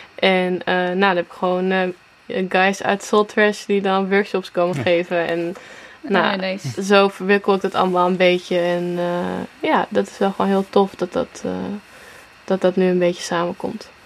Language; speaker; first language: Dutch; native; Dutch